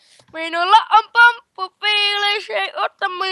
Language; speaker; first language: Finnish; native; Finnish